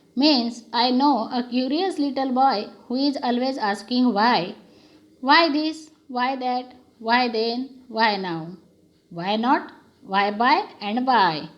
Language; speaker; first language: English; non-native, local second language; Marathi